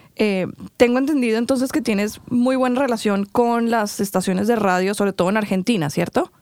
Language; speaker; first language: Spanish; native; Spanish